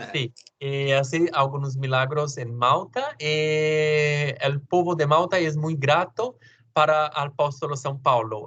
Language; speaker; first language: Spanish; non-native, learner; Portuguese